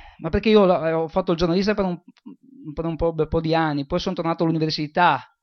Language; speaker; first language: Italian; native; Italian